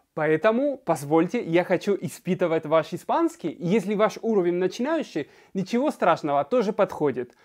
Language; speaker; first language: Russian; non-native, fluent; Spanish